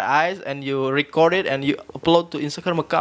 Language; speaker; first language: English; non-native, learner; Indonesian